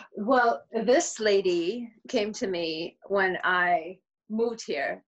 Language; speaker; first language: English; early bilingual, other home language; Georgian